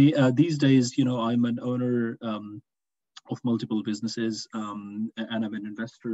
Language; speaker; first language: English; non-native, local second language; Urdu